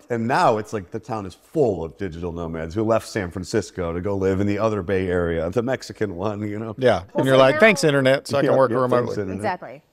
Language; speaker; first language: English; native; English